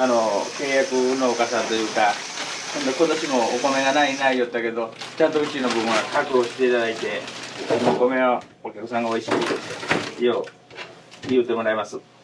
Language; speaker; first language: Japanese; native; Japanese